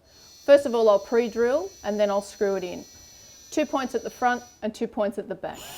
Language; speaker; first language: English; native; English